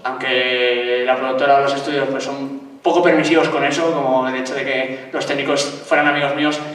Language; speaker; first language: Spanish; native; Spanish